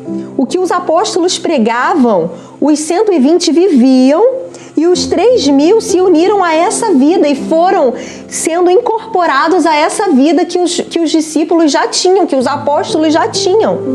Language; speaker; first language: Portuguese; native; Portuguese